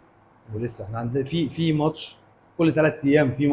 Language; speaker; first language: Arabic; native; Arabic